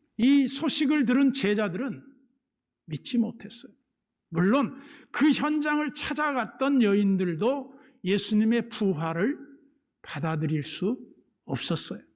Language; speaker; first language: Korean; native; Korean